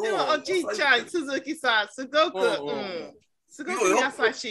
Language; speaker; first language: Japanese; non-native, learner; English